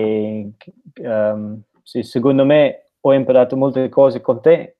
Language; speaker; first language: Italian; non-native, learner; Dutch